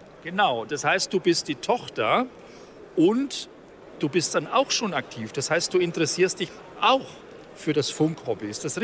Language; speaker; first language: German; native; German